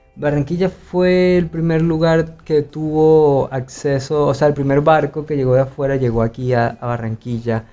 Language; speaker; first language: Spanish; native; Spanish